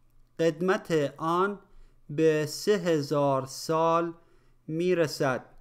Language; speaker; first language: Persian; native; Persian